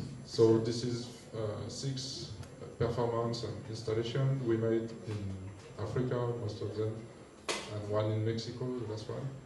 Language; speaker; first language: English; non-native, learner; French